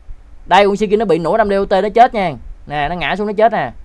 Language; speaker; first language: Vietnamese; native; Vietnamese